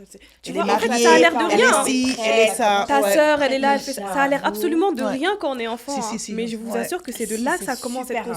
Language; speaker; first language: French; native; French